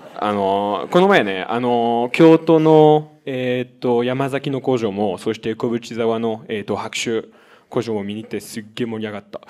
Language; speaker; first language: Japanese; non-native, fluent; French